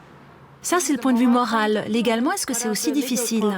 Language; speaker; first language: French; native; French